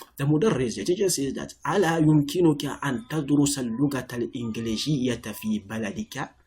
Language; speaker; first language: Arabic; non-native, fluent; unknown